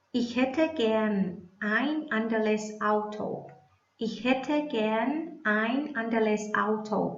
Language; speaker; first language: German; non-native, learner; Thai